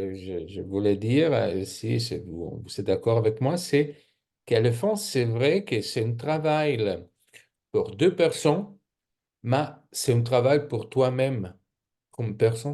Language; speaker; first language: French; non-native, fluent; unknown